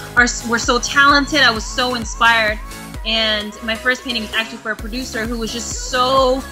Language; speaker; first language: English; native; English